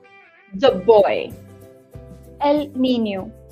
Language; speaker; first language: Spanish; non-native, learner; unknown